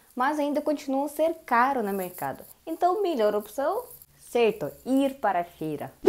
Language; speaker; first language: Portuguese; non-native, learner; Russian